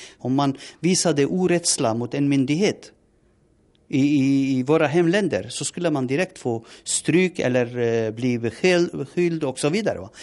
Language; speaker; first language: Swedish; non-native, fluent; Turoyo